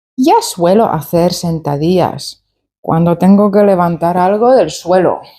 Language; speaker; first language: Spanish; non-native, fluent; Polish